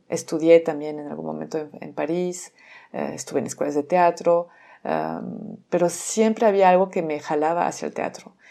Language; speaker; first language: Spanish; non-native, fluent; French